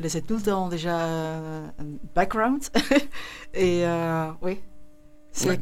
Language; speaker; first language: French; non-native, local second language; Dutch